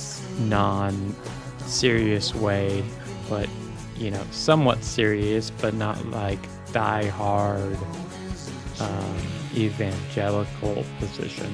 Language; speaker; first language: English; native; English